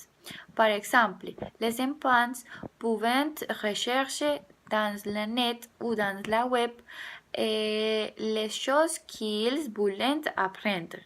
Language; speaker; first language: French; non-native, learner; Spanish